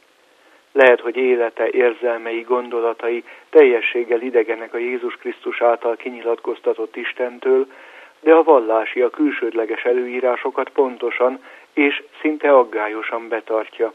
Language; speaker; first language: Hungarian; native; Hungarian